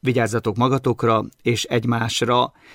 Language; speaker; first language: Hungarian; native; Hungarian